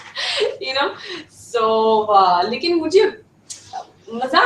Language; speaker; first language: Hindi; non-native, fluent; Swedish